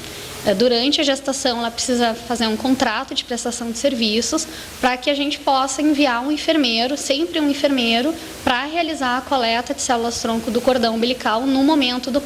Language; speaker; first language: Portuguese; native; Portuguese